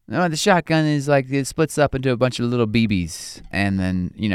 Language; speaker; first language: English; native; English